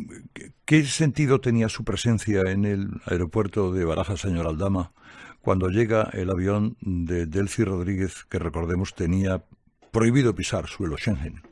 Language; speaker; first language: Spanish; native; Spanish